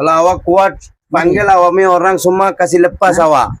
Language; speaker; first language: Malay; non-native, fluent; Bangla